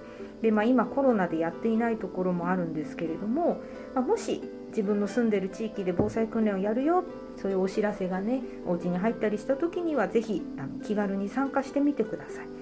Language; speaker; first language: Japanese; native; Japanese